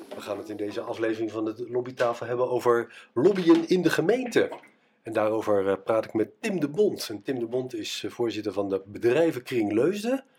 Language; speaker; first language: Dutch; native; Dutch